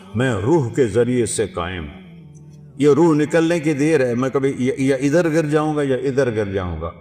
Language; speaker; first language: Urdu; non-native, local second language; Saraiki